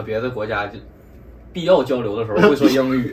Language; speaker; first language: Chinese; native; Chinese